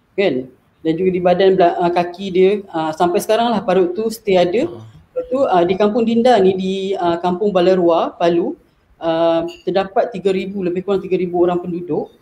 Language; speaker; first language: Malay; native; Malay